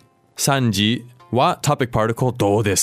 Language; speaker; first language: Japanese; non-native, fluent; English